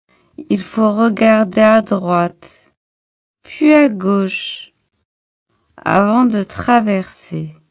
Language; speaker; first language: French; non-native, local second language; Arabic